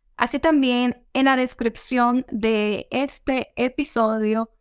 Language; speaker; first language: Spanish; native; Spanish